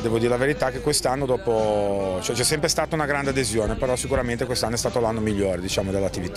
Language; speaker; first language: Italian; native; Italian